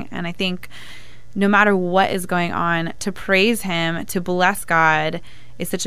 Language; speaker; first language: English; native; English